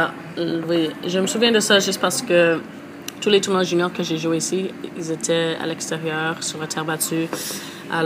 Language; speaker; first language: French; non-native, fluent; English